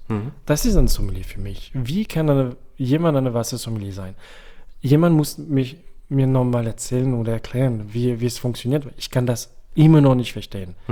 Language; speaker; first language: German; non-native, fluent; French